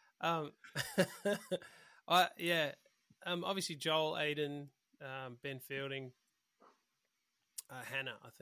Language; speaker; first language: English; native; English